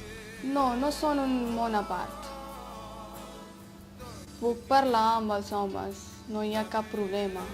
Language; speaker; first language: Catalan; non-native, fluent; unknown